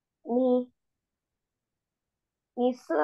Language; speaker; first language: Chinese; non-native, learner; Indonesian